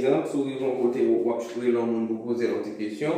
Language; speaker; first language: French; non-native, local second language; Haitian Creole